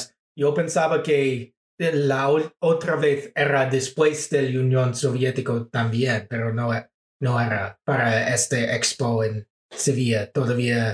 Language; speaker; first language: Spanish; non-native, fluent; English